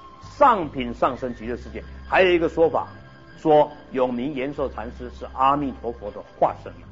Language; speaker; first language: Chinese; early bilingual, heritage; Chinese